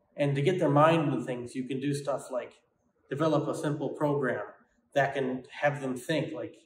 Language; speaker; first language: English; native; English